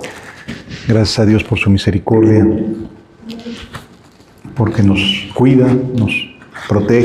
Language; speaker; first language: Spanish; native; Spanish